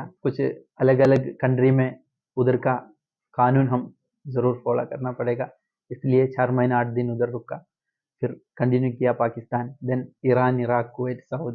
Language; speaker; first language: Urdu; non-native, local second language; Malayalam